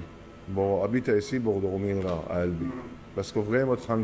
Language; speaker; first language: French; non-native, learner; Arabic